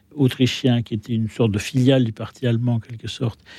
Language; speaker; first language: French; native; French